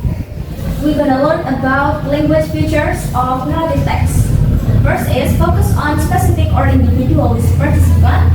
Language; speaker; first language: English; non-native, learner; Indonesian